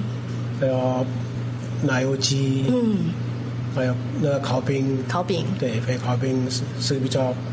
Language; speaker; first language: Chinese; non-native, learner; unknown